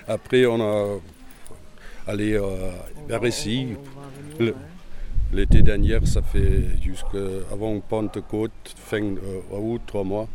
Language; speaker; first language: French; non-native, learner; German